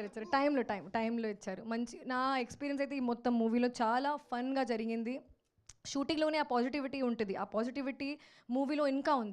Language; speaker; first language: Telugu; non-native, local second language; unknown